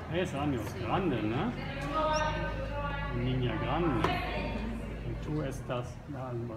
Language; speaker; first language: Spanish; non-native, learner; German